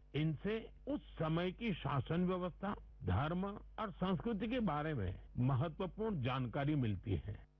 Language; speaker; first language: Hindi; non-native, local second language; Gujarati